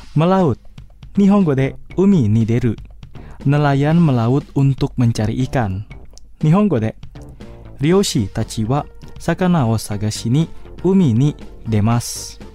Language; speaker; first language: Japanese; non-native, fluent; Indonesian